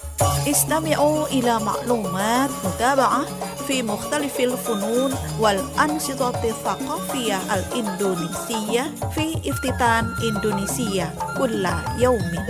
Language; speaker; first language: Arabic; non-native, fluent; Indonesian